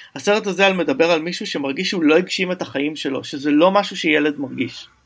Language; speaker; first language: Hebrew; native; Hebrew